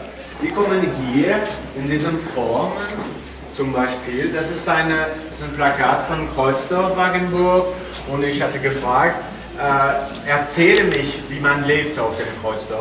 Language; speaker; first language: German; non-native, fluent; French